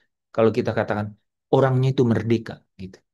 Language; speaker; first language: Indonesian; native; Indonesian